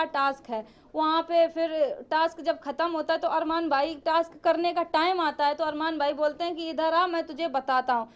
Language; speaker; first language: Hindi; native; Hindi